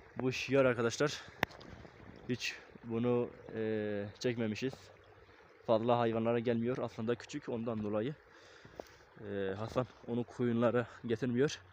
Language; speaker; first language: Turkish; non-native, local second language; Kurdish